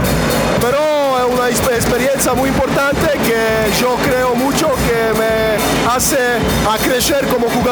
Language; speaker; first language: Spanish; non-native, learner; Polish